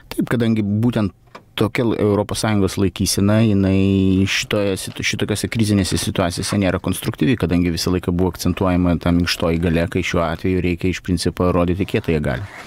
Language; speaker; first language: Lithuanian; native; Lithuanian